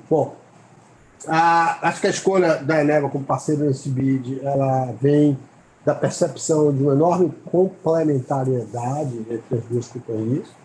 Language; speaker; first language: Portuguese; native; Portuguese